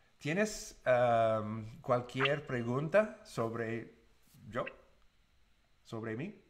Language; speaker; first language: Spanish; non-native, learner; English